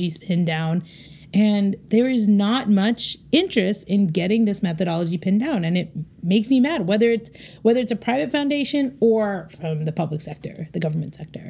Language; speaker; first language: English; native; English